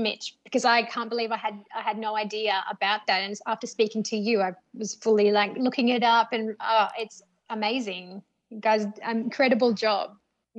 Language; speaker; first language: English; native; English